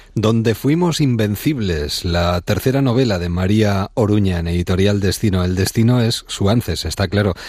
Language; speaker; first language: Spanish; native; Spanish